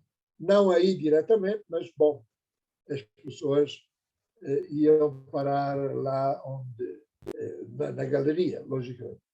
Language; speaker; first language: Portuguese; non-native, fluent; Persian